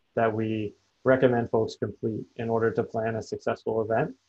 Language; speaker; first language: English; native; English